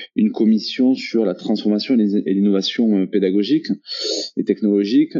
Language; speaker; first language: French; native; French